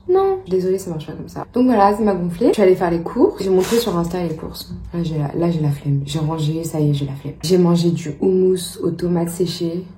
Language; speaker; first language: French; native; French